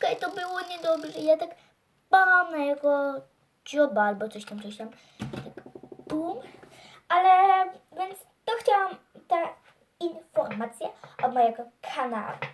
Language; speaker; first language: Polish; early bilingual, heritage; Polish